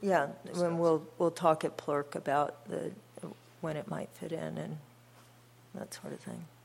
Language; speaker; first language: English; native; English